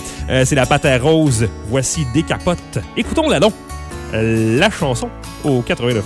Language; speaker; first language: French; native; French